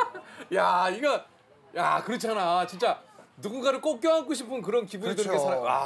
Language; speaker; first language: Korean; native; Korean